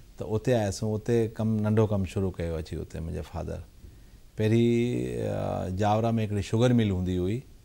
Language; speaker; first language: Sindhi; early bilingual, heritage; Sindhi